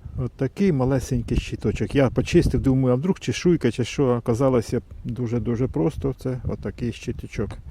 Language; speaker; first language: Ukrainian; non-native, local second language; Russian